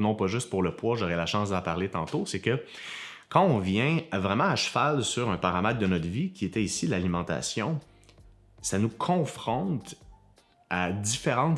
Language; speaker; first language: French; native; French